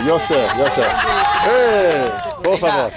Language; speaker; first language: Spanish; non-native, learner; English